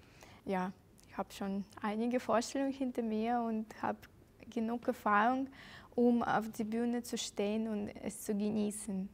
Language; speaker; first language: German; non-native, fluent; Russian